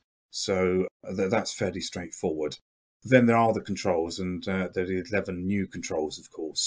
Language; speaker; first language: English; native; English